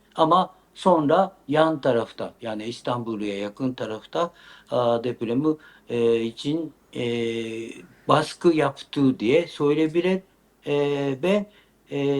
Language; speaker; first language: Turkish; non-native, learner; Japanese